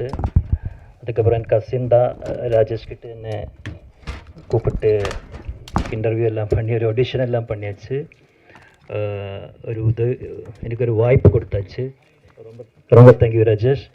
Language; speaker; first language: Tamil; non-native, learner; Malayalam